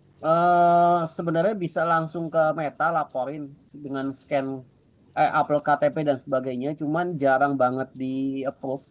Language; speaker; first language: Indonesian; native; Indonesian